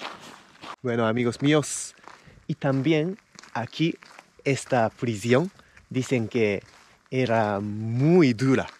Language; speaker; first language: Spanish; non-native, fluent; Japanese